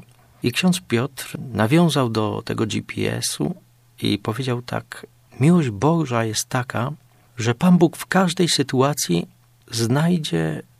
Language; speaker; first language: Polish; native; Polish